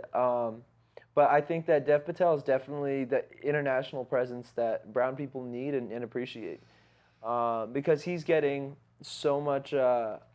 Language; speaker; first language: English; early bilingual, other home language; Hindi